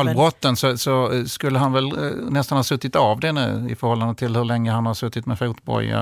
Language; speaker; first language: Swedish; native; Swedish